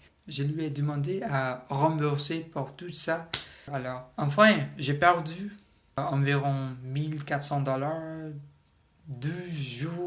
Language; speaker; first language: French; non-native, learner; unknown